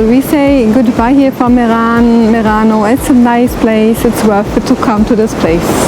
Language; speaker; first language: English; non-native, learner; German